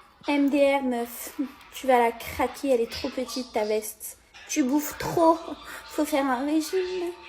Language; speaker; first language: French; native; French